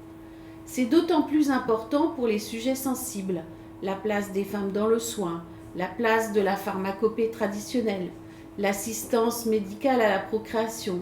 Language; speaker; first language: French; native; French